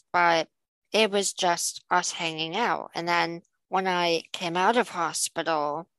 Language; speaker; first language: English; native; English